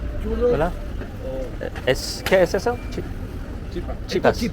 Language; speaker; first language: Spanish; non-native, learner; English